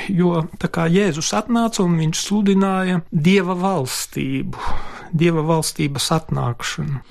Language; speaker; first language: Latvian; non-native, local second language; Polish